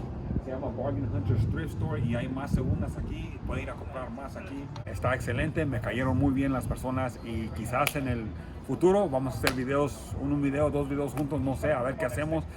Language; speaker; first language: Spanish; early bilingual, heritage; Spanish